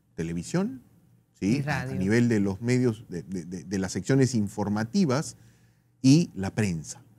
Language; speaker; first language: Spanish; native; Spanish